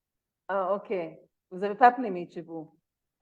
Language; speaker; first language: French; non-native, learner; Hebrew